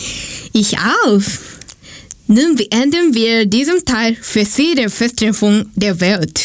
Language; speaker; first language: German; non-native, learner; Japanese